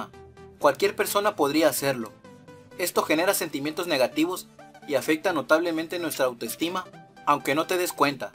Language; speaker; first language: Spanish; native; Spanish